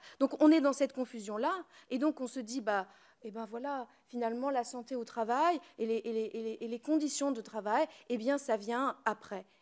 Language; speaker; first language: French; native; French